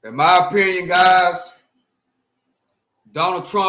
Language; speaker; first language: English; native; English